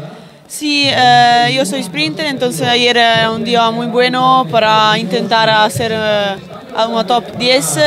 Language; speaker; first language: Spanish; non-native, fluent; Italian